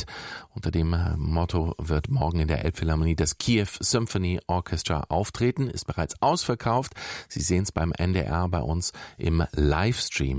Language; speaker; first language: German; native; German